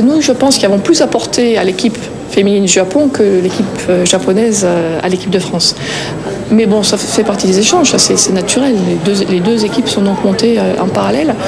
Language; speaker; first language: French; native; French